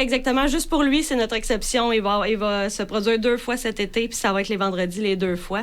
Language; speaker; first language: French; native; French